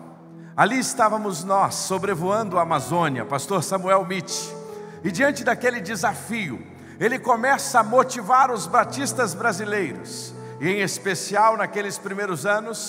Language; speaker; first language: Portuguese; native; Portuguese